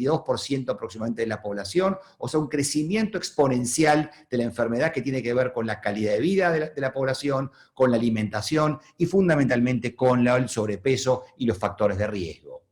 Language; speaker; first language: Spanish; native; Spanish